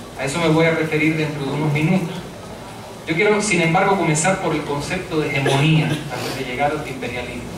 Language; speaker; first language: Spanish; native; Spanish